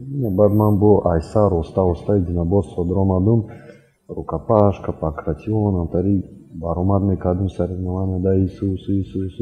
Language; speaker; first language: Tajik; non-native, local second language; Russian